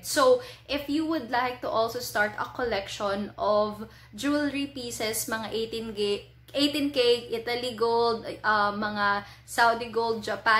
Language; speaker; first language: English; non-native, local second language; Filipino